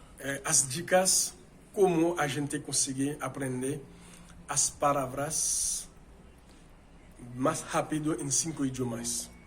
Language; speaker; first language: Portuguese; non-native, fluent; Haitian Creole